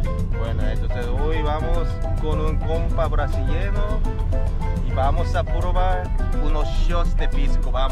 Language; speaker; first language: Spanish; non-native, fluent; Korean